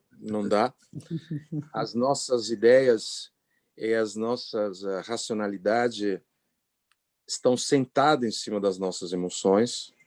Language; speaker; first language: Portuguese; non-native, fluent; Italian